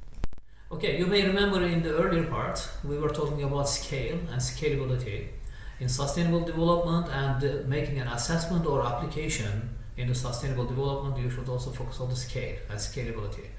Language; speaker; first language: English; non-native, fluent; Turkish